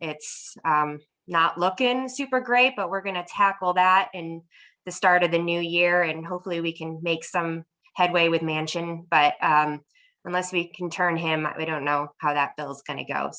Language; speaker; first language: English; native; English